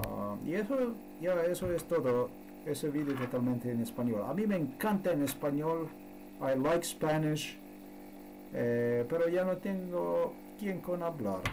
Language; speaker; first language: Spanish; non-native, learner; Slovenian